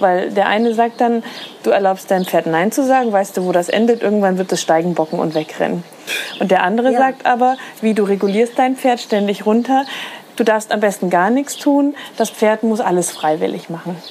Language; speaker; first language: German; native; German